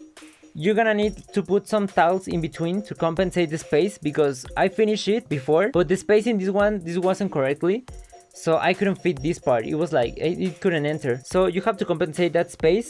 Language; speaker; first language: English; non-native, local second language; Spanish